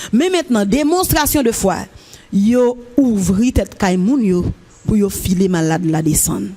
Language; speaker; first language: French; non-native, local second language; Haitian Creole